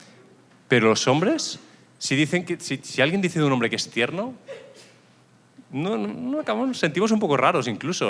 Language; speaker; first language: Spanish; native; Spanish